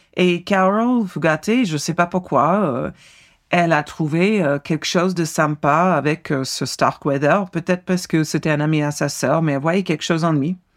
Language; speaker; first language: French; non-native, fluent; English